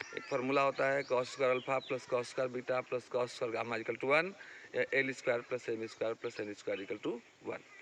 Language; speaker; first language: Hindi; native; Hindi